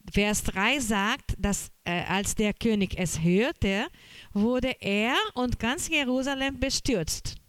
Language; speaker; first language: German; non-native, fluent; Portuguese